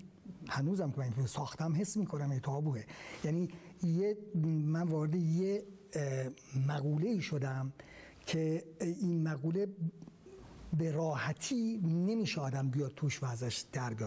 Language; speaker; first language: Persian; native; Persian